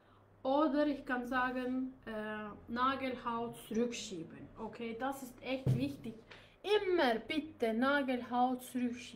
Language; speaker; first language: German; non-native, learner; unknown